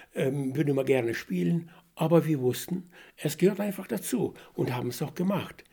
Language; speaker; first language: German; non-native, fluent; Russian